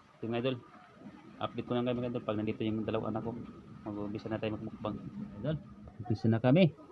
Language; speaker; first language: Filipino; non-native, local second language; Cebuano